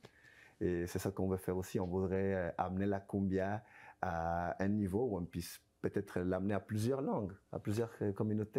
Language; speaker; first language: French; non-native, fluent; Spanish